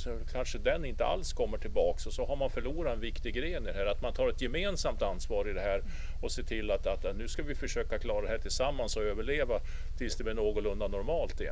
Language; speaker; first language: Swedish; native; Swedish